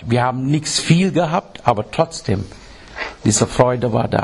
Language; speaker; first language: German; non-native, learner; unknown